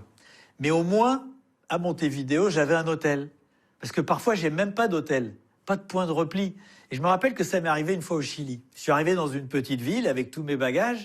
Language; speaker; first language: French; native; French